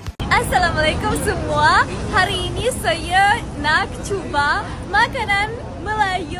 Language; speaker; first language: Indonesian; non-native, learner; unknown